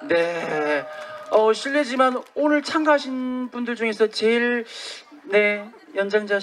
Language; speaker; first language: Korean; native; Korean